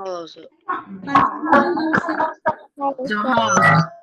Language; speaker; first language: Chinese; non-native, learner; Indonesian